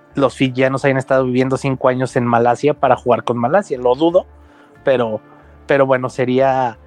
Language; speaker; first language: Spanish; native; Spanish